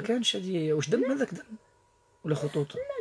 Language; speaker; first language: Arabic; native; Arabic